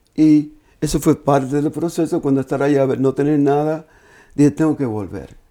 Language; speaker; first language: Spanish; native; Spanish